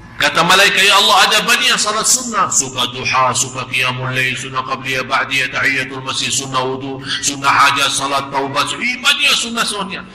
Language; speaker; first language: Malay; non-native, fluent; Arabic